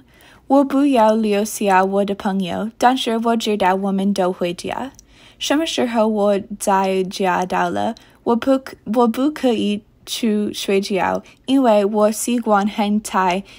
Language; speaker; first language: Chinese; non-native, learner; English